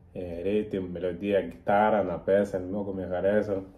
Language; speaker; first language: Bulgarian; non-native, learner; Portuguese